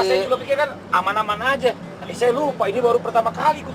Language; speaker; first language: Indonesian; native; Indonesian